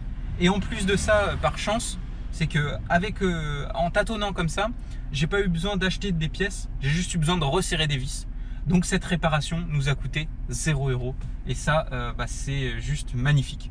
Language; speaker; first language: French; native; French